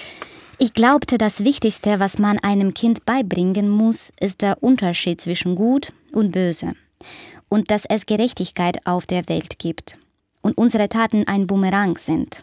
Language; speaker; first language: German; non-native, fluent; Ukrainian